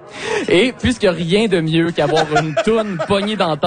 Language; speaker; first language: French; native; French